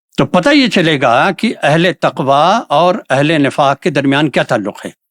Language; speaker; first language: Urdu; native; Urdu